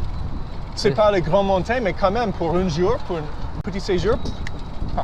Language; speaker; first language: French; early bilingual, heritage; English